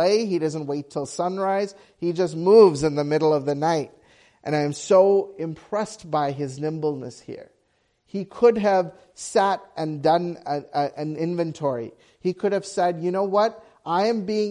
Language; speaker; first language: English; non-native, local second language; Tamil